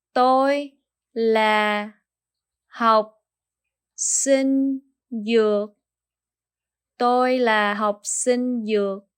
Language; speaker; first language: Vietnamese; early bilingual, heritage; Vietnamese